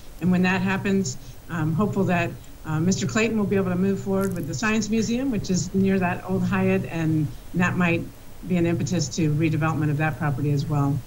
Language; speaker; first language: English; native; English